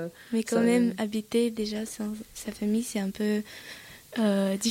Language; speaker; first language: French; non-native, learner; Russian